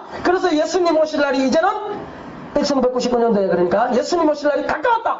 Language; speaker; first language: Korean; native; Korean